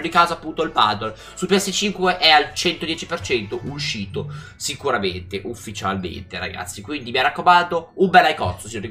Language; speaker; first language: Italian; native; Italian